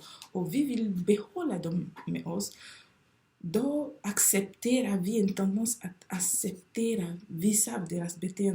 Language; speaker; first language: Swedish; non-native, fluent; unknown